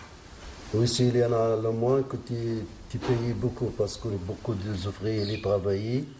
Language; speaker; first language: French; non-native, learner; Arabic